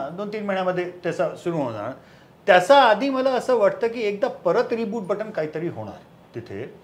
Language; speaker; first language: Marathi; early bilingual, heritage; Marathi